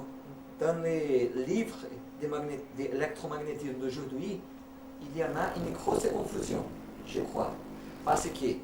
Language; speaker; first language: French; non-native, learner; Portuguese